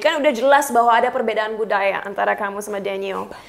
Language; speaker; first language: Indonesian; native; Indonesian